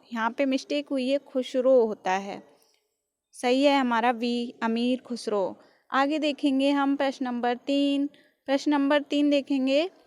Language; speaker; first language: Hindi; native; Hindi